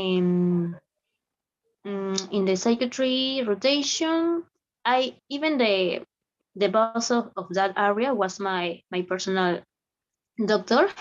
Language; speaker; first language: English; non-native, learner; Spanish